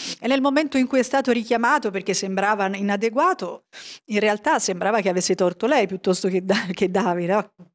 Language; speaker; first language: Italian; native; Italian